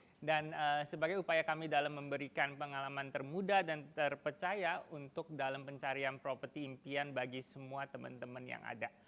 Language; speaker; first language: Indonesian; native; Indonesian